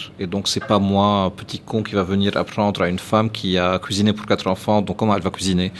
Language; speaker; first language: French; non-native, local second language; Arabic